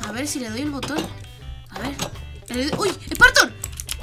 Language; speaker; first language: Spanish; native; Spanish